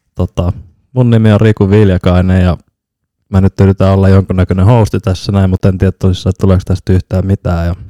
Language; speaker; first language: Finnish; native; Finnish